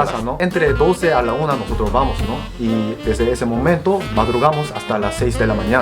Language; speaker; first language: Spanish; non-native, fluent; Korean